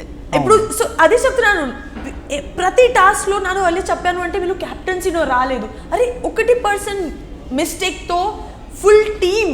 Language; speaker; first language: Telugu; non-native, learner; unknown